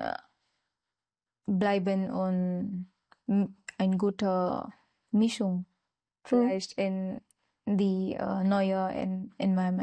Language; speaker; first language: German; non-native, learner; Marathi